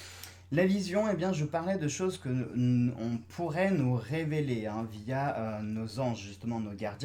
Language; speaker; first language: French; native; French